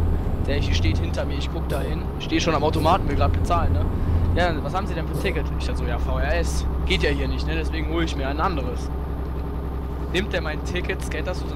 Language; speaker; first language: German; native; German